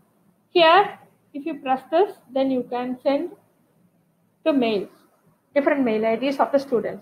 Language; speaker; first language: English; non-native, local second language; Tamil